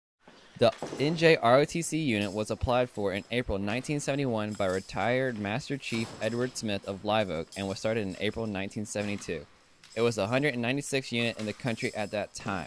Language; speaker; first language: English; native; English